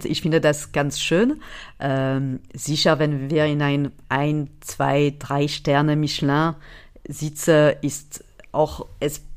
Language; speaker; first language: German; non-native, fluent; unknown